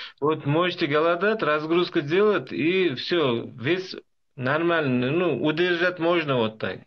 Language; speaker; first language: Russian; non-native, local second language; Uzbek